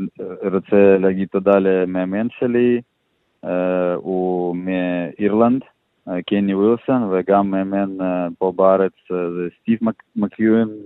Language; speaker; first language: Hebrew; non-native, learner; Russian